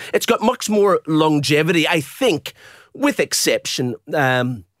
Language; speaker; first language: English; native; English